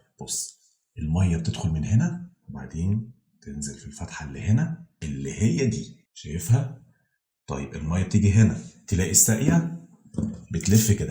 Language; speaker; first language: Arabic; native; Arabic